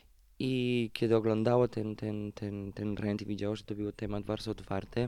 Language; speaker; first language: Polish; non-native, fluent; Spanish